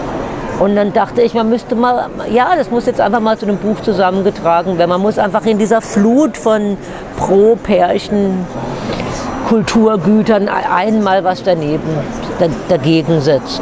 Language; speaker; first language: German; native; German